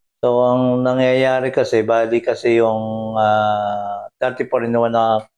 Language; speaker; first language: Filipino; native; Filipino